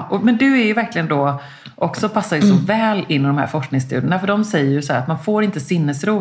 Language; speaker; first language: Swedish; native; Swedish